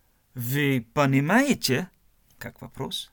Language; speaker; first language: Russian; non-native, learner; German